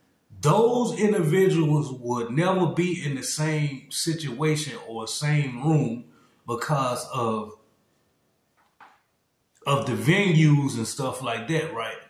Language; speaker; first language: English; native; English